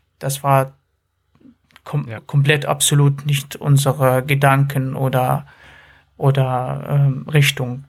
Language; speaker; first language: German; non-native, fluent; Arabic